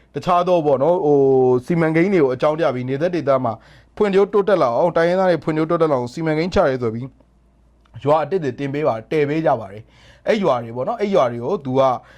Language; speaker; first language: Burmese; non-native, local second language; Rohingya